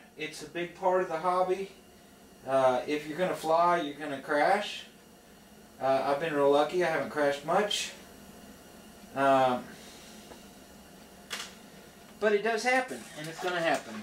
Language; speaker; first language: English; native; English